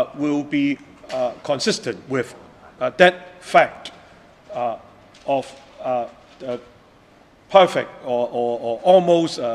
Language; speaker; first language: English; non-native, local second language; Cantonese